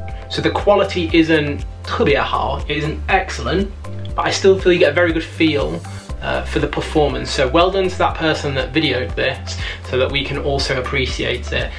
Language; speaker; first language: English; native; English